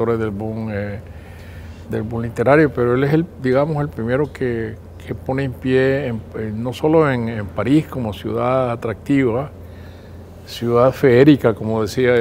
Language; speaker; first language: Spanish; native; Spanish